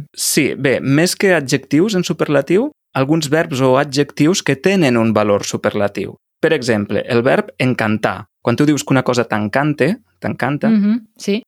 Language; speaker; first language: Catalan; native; Catalan